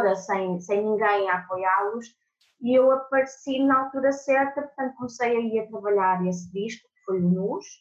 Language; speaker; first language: Portuguese; native; Portuguese